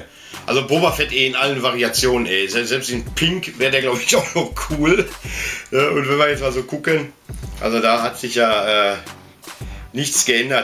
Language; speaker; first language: German; native; German